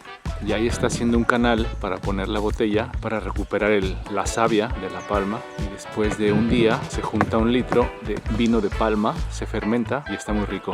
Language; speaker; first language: Spanish; native; Spanish